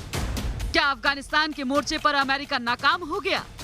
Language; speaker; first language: Hindi; native; Hindi